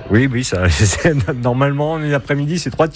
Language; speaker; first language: French; native; French